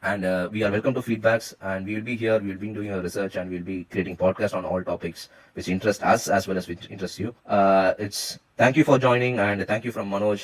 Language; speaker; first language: English; non-native, local second language; Tamil